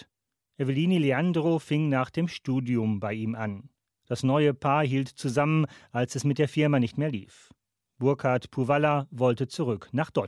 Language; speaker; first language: German; native; German